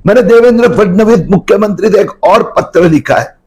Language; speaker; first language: Hindi; non-native, local second language; Marathi